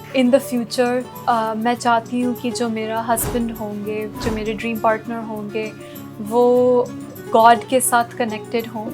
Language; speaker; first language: Hindi; non-native, local second language; Punjabi